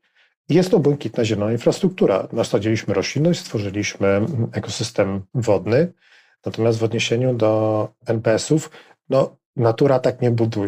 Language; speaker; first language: Polish; native; Polish